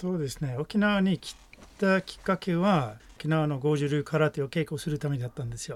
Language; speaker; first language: Japanese; non-native, fluent; English